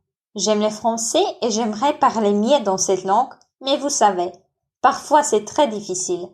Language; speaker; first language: French; non-native, fluent; Polish